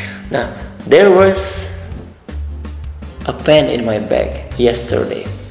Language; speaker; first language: English; non-native, fluent; Indonesian